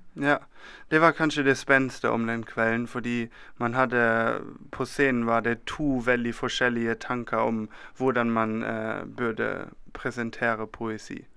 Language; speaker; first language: Norwegian; non-native, fluent; German